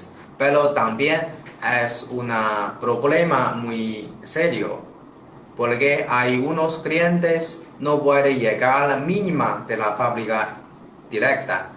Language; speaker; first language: Spanish; non-native, learner; Chinese